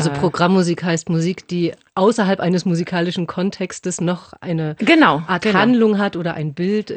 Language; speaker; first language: German; native; German